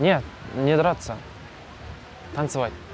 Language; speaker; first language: Russian; non-native, local second language; Kazakh